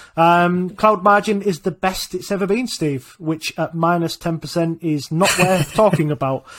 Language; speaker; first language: English; native; English